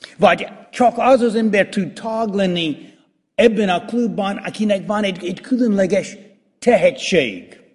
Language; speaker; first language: Hungarian; non-native, fluent; English